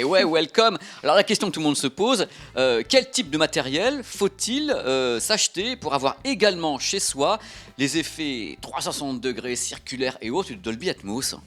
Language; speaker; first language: French; native; French